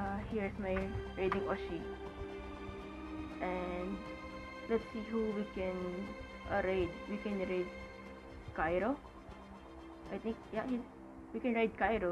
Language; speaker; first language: English; non-native, local second language; Filipino